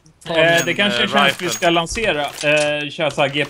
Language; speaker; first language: Swedish; native; Swedish